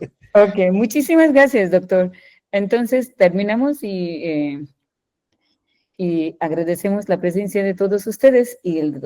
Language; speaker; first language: Spanish; non-native, fluent; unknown